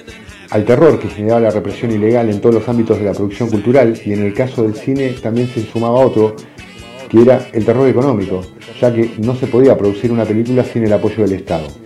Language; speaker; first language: Spanish; native; Spanish